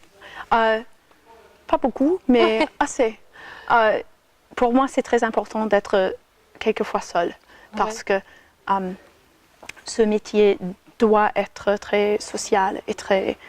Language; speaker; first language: French; non-native, fluent; English